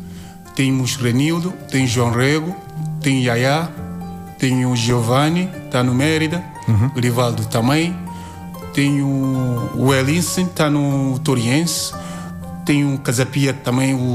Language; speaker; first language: Portuguese; non-native, learner; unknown